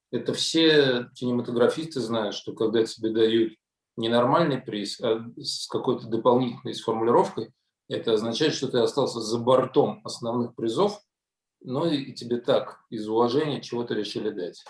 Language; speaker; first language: Russian; native; Russian